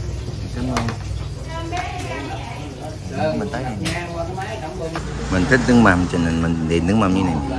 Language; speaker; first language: Vietnamese; non-native, learner; Korean